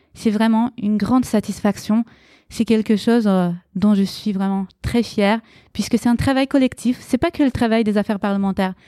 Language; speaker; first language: French; early bilingual, other home language; Romanian